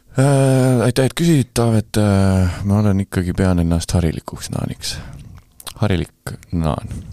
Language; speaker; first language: Estonian; native; Estonian